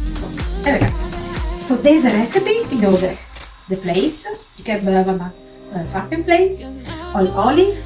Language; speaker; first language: Dutch; non-native, learner; Italian